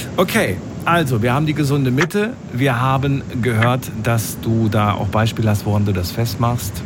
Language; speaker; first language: German; native; German